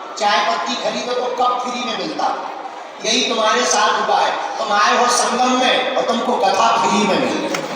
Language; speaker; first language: Hindi; native; Hindi